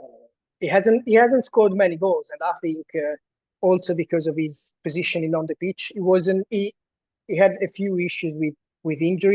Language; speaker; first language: English; non-native, fluent; Italian